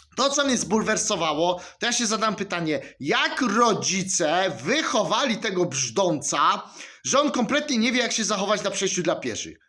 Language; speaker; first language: Polish; native; Polish